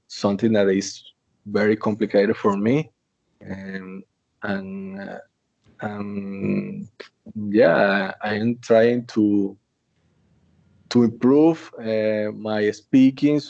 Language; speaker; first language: English; non-native, learner; Spanish